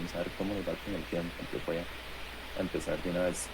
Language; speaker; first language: Spanish; native; Spanish